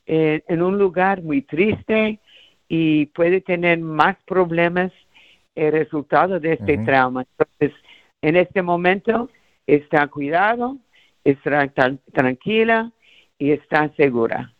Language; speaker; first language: Spanish; early bilingual, heritage; Spanish